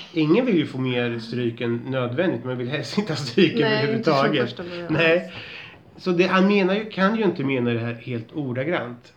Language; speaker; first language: Swedish; native; Swedish